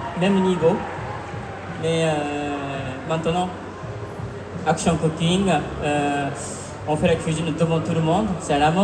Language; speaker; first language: French; non-native, fluent; Japanese